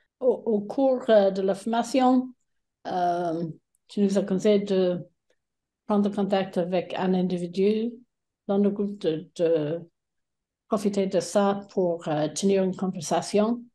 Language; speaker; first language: French; non-native, fluent; English